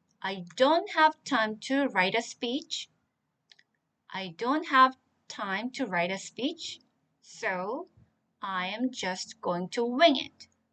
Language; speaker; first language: English; non-native, fluent; Korean